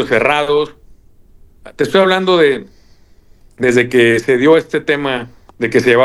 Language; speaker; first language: Spanish; native; Spanish